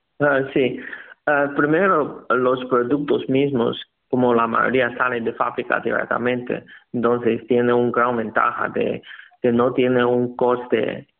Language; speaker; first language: Spanish; non-native, learner; Chinese